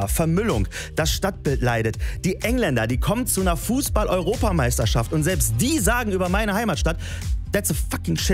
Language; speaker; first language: German; native; German